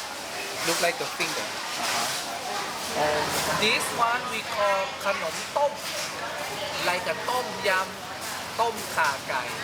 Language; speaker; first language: English; non-native, learner; Thai